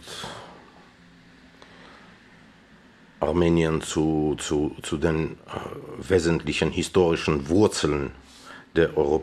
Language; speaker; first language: German; non-native, fluent; Armenian